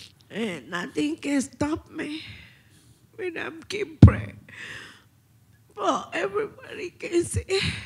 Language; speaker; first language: English; non-native, fluent; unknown